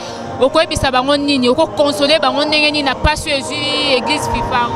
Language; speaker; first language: French; non-native, local second language; Lingala